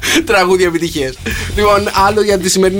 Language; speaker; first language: Greek; native; Greek